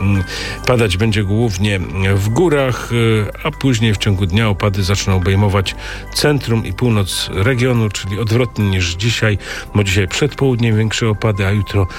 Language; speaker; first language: Polish; native; Polish